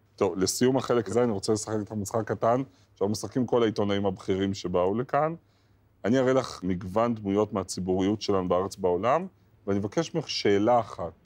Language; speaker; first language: Hebrew; native; Hebrew